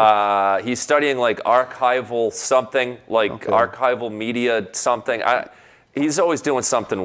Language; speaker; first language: English; native; English